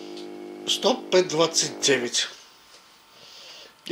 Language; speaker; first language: Russian; native; Russian